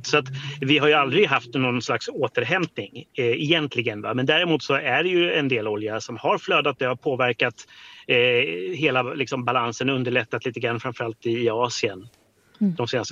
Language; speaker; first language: Swedish; native; Swedish